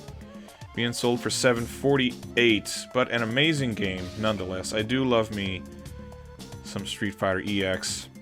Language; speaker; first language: English; native; English